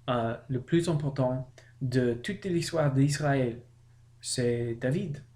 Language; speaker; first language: French; non-native, learner; English